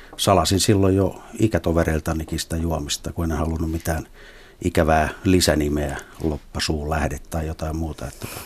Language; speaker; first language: Finnish; native; Finnish